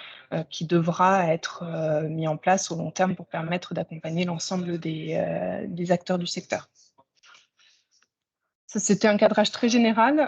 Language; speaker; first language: French; native; French